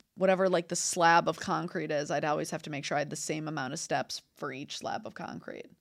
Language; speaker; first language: English; native; English